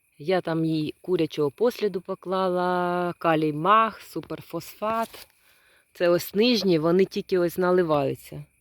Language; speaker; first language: Ukrainian; non-native, local second language; Russian